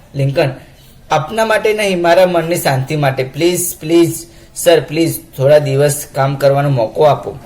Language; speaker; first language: Hindi; non-native, local second language; Gujarati